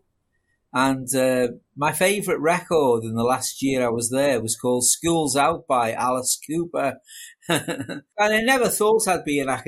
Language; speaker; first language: English; native; English